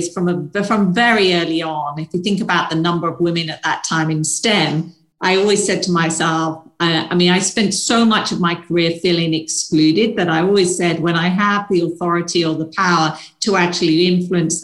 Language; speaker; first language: English; native; English